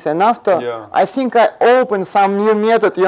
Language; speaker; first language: English; non-native, learner; Russian